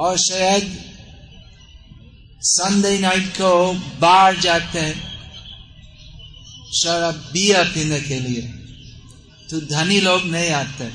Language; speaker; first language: Hindi; non-native, fluent; English